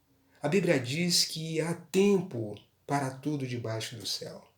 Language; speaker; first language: Portuguese; native; Portuguese